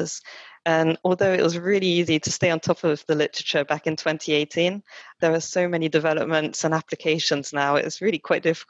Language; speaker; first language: English; non-native, fluent; French